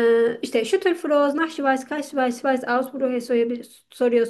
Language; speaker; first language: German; non-native, fluent; Turkish